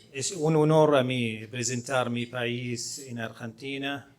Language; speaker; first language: Spanish; non-native, fluent; Arabic